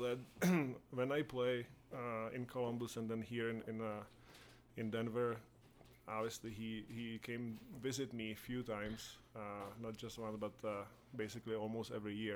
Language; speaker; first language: English; non-native, fluent; Czech